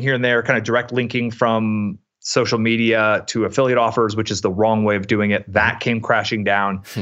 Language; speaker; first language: English; native; English